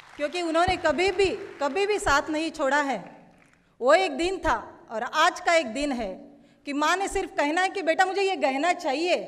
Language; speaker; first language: Hindi; non-native, local second language; Marathi